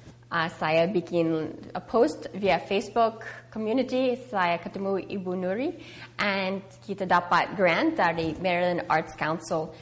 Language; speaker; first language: Indonesian; early bilingual, heritage; English